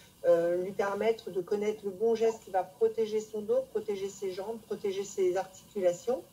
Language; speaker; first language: French; native; French